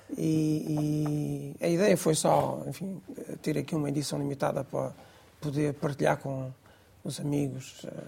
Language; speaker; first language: Portuguese; non-native, local second language; Gujarati